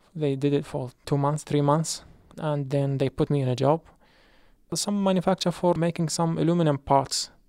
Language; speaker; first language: English; non-native, fluent; Arabic